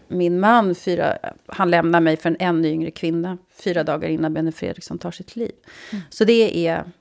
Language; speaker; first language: Swedish; native; Swedish